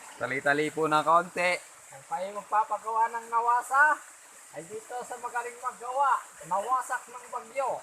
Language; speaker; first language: Filipino; native; Filipino